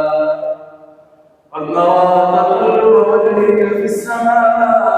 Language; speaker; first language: Arabic; native; Arabic